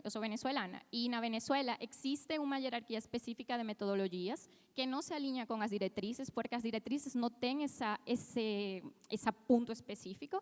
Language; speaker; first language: Portuguese; non-native, fluent; Spanish